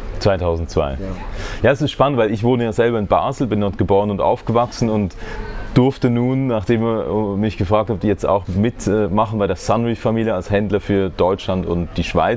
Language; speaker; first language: German; native; German